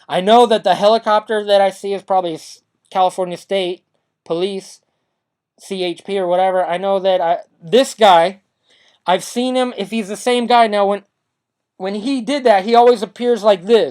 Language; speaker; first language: English; native; English